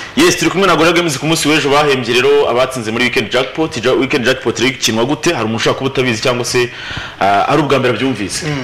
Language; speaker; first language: Kinyarwanda; native; Kinyarwanda